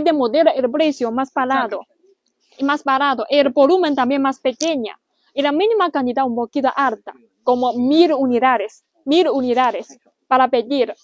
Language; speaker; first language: Spanish; non-native, learner; Chinese